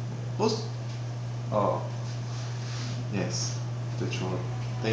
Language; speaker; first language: English; non-native, learner; Korean